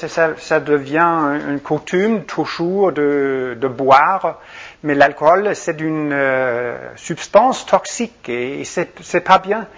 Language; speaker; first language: French; non-native, fluent; Danish